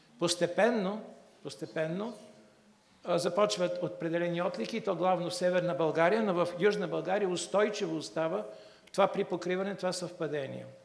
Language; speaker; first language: Bulgarian; native; Bulgarian